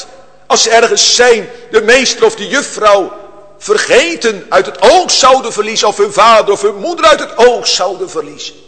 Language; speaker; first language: Dutch; native; Dutch